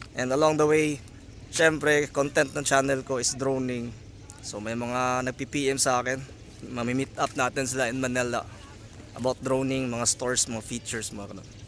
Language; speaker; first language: Filipino; non-native, local second language; Cebuano